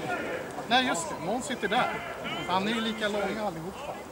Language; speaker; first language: Swedish; native; Swedish